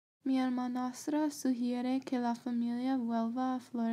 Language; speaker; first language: Spanish; non-native, learner; English